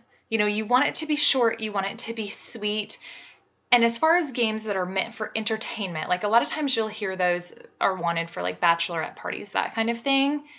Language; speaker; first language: English; native; English